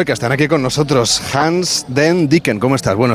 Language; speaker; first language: Spanish; native; Spanish